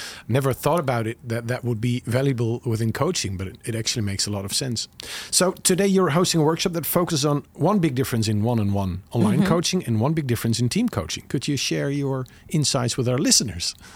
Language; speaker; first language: English; non-native, fluent; Dutch